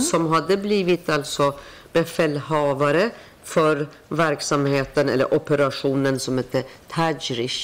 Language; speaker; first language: Swedish; non-native, fluent; Persian